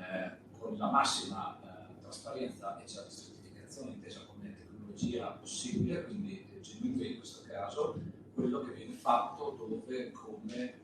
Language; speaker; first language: Italian; native; Italian